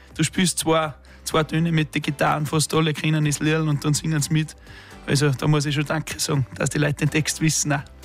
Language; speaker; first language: German; native; German